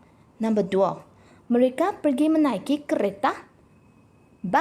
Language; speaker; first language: Indonesian; non-native, local second language; Chinese